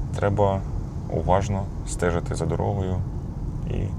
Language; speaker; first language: Ukrainian; native; Ukrainian